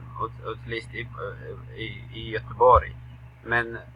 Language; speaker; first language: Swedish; non-native, learner; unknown